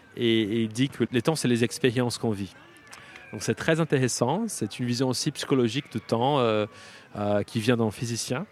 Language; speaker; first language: French; non-native, fluent; Portuguese